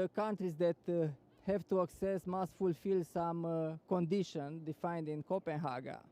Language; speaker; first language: English; non-native, fluent; Romanian